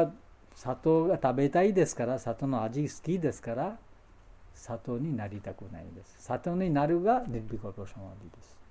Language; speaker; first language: Japanese; non-native, fluent; Bangla